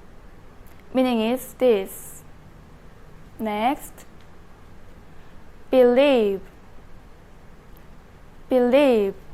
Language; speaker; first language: English; non-native, learner; Indonesian